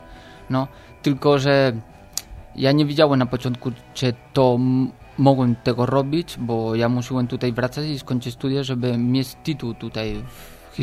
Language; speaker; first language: Polish; non-native, learner; Spanish